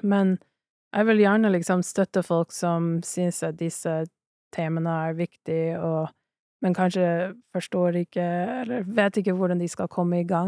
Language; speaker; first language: Norwegian; non-native, fluent; English